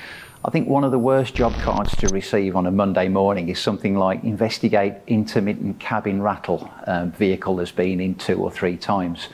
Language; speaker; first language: English; native; English